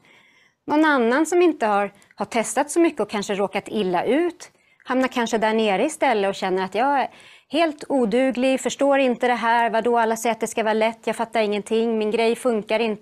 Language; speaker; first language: Swedish; native; Swedish